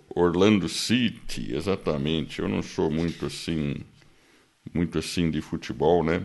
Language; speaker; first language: Portuguese; early bilingual, other home language; English